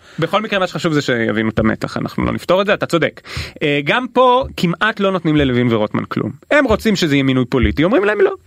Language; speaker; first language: Hebrew; native; Hebrew